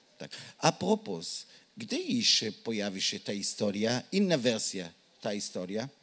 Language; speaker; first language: Polish; non-native, learner; Hebrew